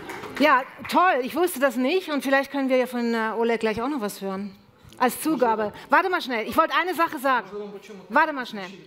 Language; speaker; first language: German; native; German